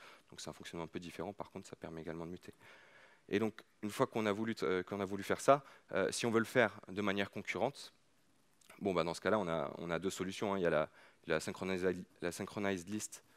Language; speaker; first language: French; native; French